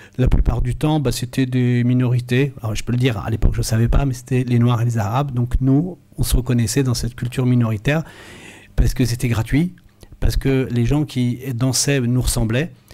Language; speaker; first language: French; early bilingual, other home language; Arabic